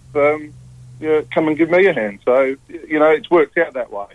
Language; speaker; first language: English; native; English